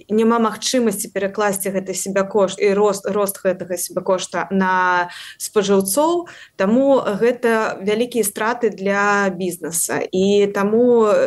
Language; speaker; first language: Belarusian; non-native, local second language; Russian